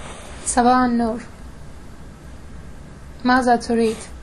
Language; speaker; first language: Arabic; non-native, learner; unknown